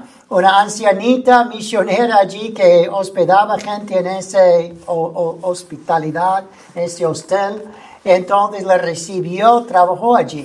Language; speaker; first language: Spanish; non-native, fluent; English